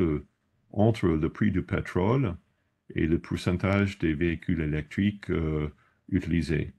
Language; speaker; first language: French; non-native, fluent; English